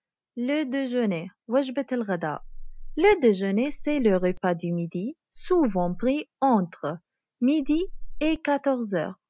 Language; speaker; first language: French; non-native, fluent; Arabic